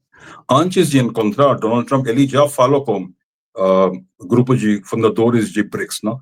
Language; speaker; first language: Portuguese; non-native, fluent; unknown